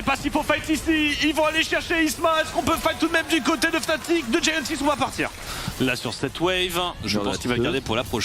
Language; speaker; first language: French; native; French